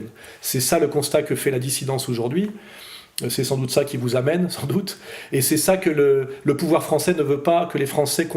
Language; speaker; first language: French; native; French